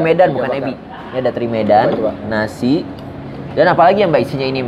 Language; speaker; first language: Indonesian; native; Indonesian